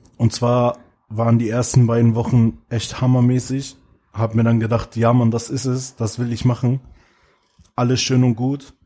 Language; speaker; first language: German; native; German